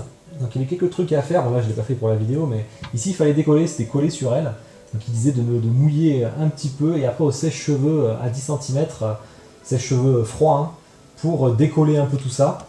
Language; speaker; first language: French; native; French